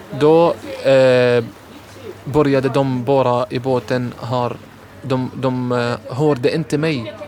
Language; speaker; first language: Swedish; non-native, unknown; Arabic